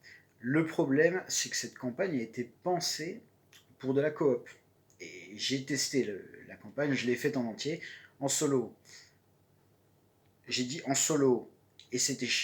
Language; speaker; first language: French; native; French